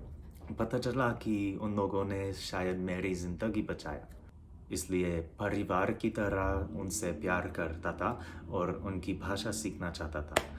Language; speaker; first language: Hindi; non-native, learner; English